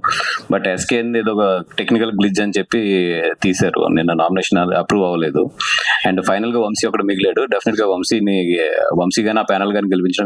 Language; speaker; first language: Telugu; native; Telugu